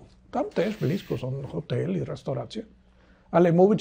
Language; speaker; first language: Polish; non-native, learner; Spanish